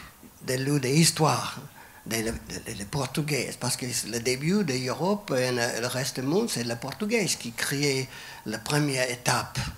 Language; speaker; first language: French; non-native, fluent; English